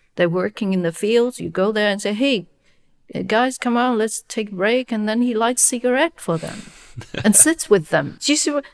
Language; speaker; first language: English; non-native, fluent; Chinese